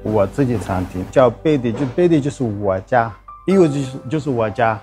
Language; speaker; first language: Chinese; non-native, learner; Arabic